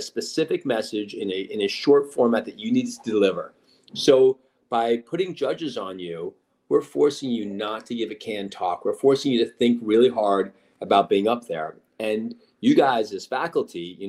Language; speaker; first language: English; native; English